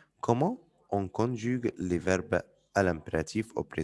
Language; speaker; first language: French; non-native, fluent; Arabic